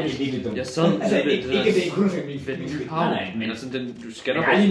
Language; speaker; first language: Danish; native; Danish